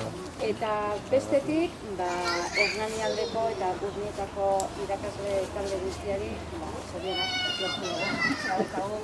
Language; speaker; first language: Basque; native; Basque